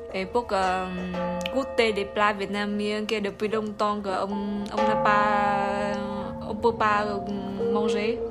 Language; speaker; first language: French; non-native, learner; Vietnamese